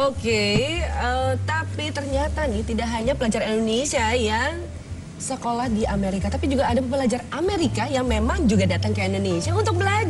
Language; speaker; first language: Indonesian; native; Indonesian